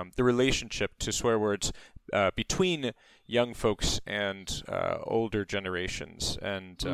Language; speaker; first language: English; native; English